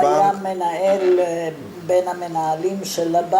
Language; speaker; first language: Hebrew; non-native, fluent; Italian